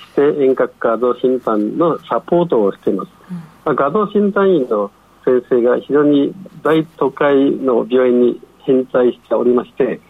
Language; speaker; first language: Japanese; non-native, fluent; Chinese